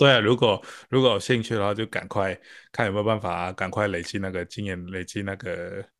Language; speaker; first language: Chinese; non-native, local second language; Cantonese